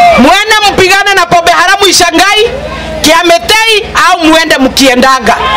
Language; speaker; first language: Swahili; non-native, local second language; Kikuyu